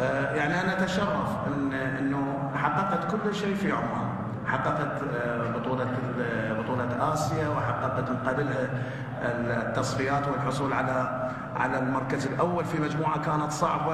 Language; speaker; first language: Arabic; native; Arabic